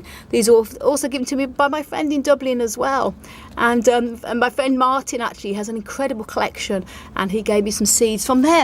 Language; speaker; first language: English; native; English